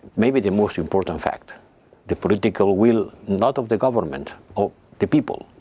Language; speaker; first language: English; non-native, fluent; Spanish